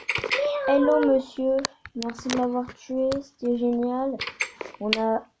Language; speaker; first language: French; native; French